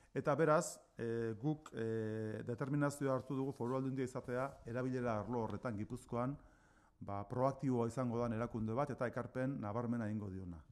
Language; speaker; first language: Basque; native; Basque